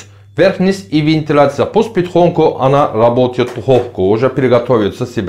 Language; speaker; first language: Russian; non-native, learner; Turkish